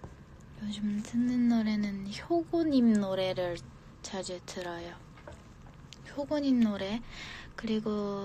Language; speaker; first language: Korean; non-native, fluent; Japanese